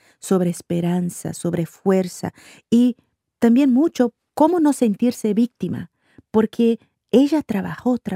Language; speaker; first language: Spanish; non-native, fluent; Portuguese